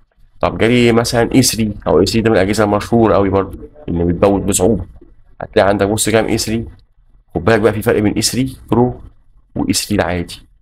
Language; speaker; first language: Arabic; native; Arabic